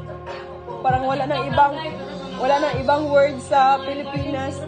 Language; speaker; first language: Filipino; non-native, local second language; Cebuano